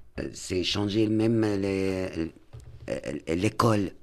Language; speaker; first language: French; non-native, learner; Arabic